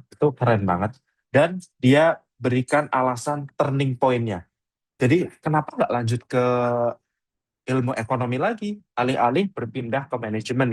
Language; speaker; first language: Indonesian; native; Indonesian